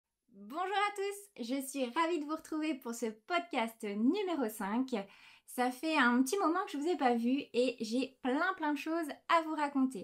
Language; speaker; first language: French; native; French